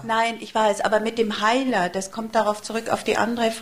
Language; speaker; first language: German; native; German